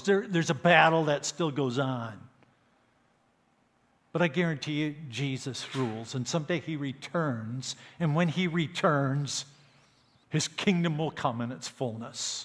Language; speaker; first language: English; native; English